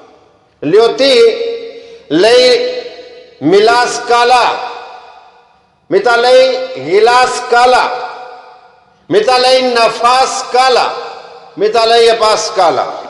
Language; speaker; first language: Greek; non-native, learner; Punjabi